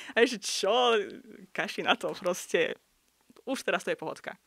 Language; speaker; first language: Slovak; non-native, fluent; Russian